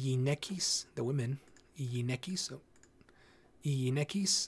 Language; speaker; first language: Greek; non-native, learner; English